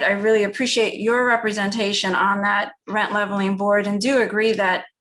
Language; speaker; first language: English; early bilingual, other home language; Spanish